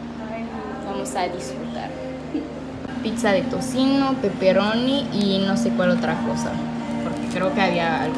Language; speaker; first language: Spanish; non-native, learner; French